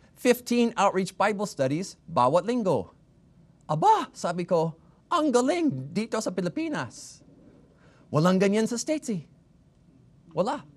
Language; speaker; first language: Filipino; non-native, fluent; English